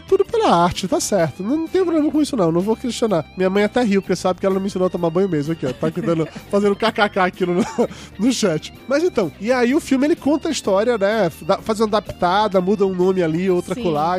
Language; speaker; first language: Portuguese; native; Portuguese